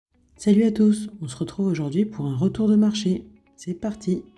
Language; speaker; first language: French; native; French